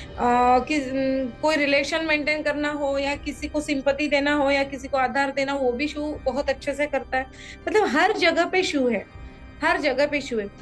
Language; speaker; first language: Hindi; non-native, local second language; Marathi